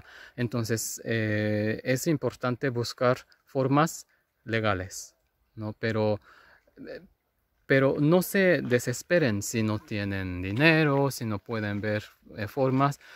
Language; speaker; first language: Spanish; non-native, fluent; Japanese